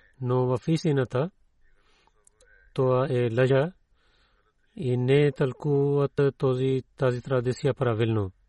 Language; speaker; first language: Bulgarian; non-native, learner; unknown